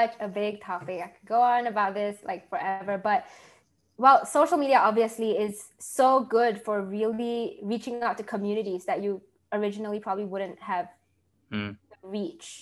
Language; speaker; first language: English; non-native, local second language; Malay